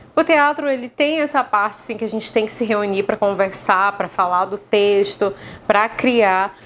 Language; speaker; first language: Portuguese; native; Portuguese